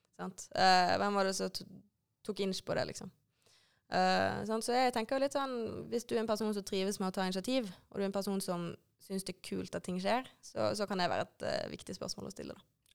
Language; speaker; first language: Norwegian; native; Norwegian